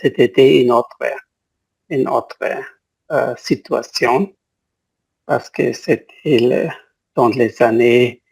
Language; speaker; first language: French; non-native, learner; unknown